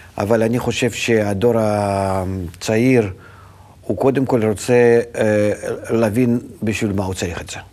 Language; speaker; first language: Hebrew; non-native, fluent; Russian